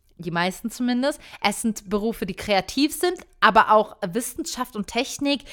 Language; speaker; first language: German; early bilingual, other home language; Turkish